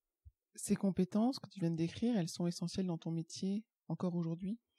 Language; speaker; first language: French; native; French